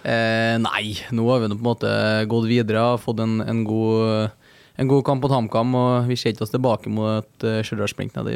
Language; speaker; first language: Norwegian; native; Norwegian